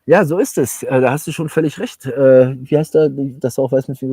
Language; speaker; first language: German; native; German